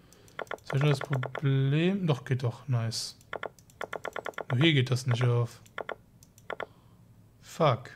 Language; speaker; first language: German; native; German